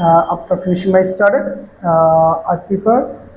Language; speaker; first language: English; non-native, learner; Bangla